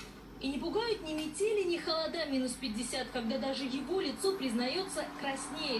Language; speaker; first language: Russian; native; Russian